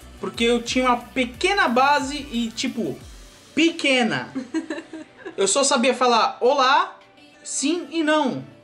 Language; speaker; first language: Portuguese; native; Portuguese